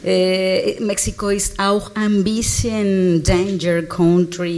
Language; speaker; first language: German; non-native, learner; Spanish